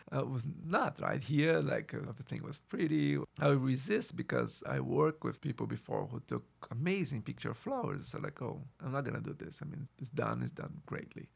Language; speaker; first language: English; non-native, fluent; Portuguese